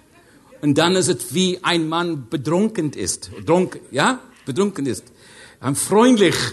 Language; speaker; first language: German; non-native, learner; English